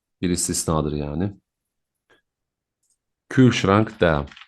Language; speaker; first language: Turkish; native; Turkish